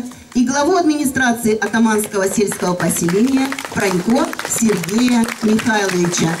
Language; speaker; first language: Russian; native; Russian